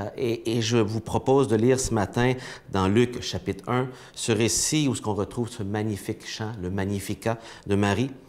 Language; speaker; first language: French; native; French